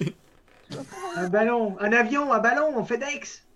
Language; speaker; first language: French; native; French